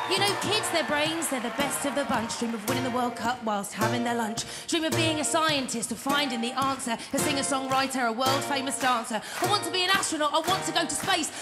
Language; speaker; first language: English; native; English